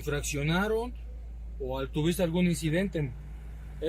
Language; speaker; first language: Spanish; native; Spanish